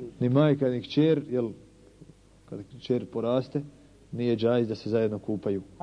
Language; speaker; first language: Bosnian; native; Bosnian